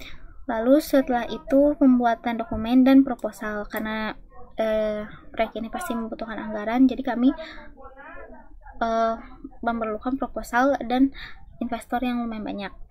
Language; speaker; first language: Indonesian; native; Indonesian